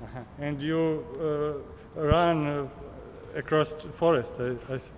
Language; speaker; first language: English; non-native, learner; Serbian